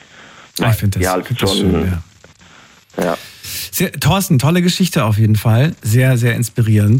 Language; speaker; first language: German; native; German